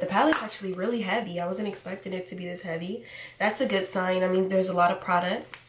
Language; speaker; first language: English; native; English